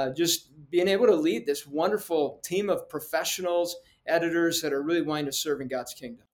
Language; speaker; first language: English; early bilingual, other home language; Spanish